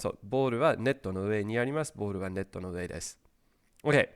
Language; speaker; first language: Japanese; non-native, fluent; English